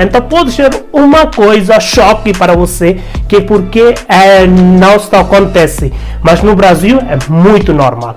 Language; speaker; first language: Portuguese; non-native, learner; Hindi